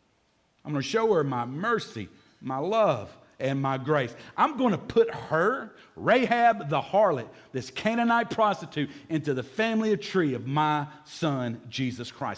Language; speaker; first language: English; native; English